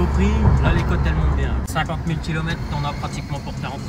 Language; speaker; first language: French; native; French